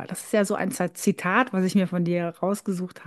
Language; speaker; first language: German; native; German